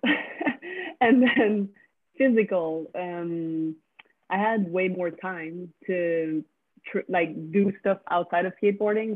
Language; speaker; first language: English; non-native, fluent; French